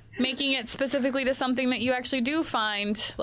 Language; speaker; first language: English; native; English